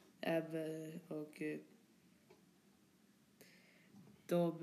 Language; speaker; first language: Swedish; non-native, learner; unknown